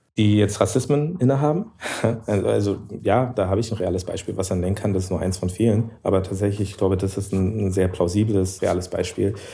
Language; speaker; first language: German; early bilingual, other home language; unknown